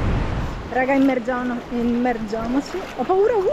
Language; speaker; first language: Italian; native; Italian